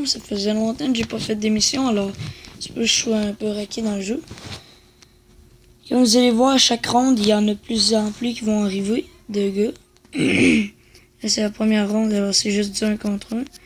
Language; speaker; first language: French; native; French